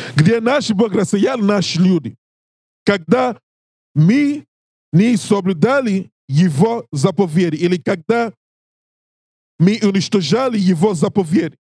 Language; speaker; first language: Russian; non-native, learner; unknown